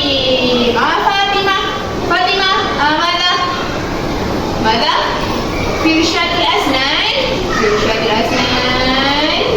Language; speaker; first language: Arabic; non-native, learner; Malay